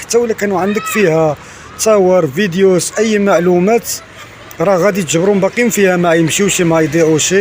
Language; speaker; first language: Arabic; native; Arabic